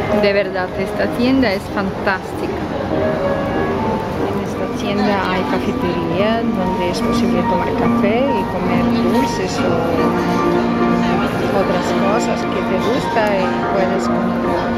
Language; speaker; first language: Spanish; non-native, fluent; Russian